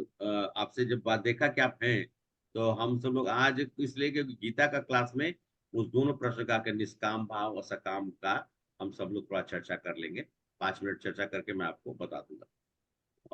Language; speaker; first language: Hindi; native; Hindi